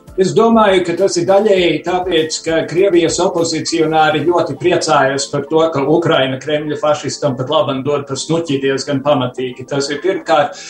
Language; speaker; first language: Latvian; early bilingual, heritage; Latvian